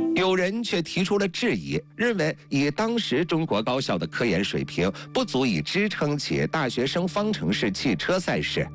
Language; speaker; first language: Chinese; native; Chinese